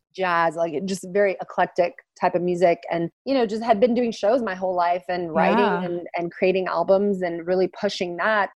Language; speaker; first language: English; early bilingual, other home language; Turkish